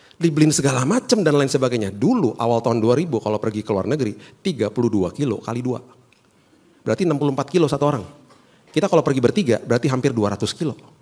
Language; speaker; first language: Indonesian; native; Indonesian